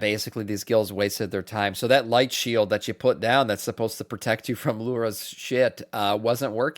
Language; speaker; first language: English; native; English